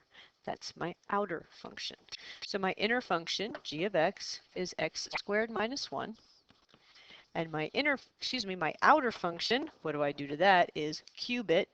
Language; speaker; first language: English; native; English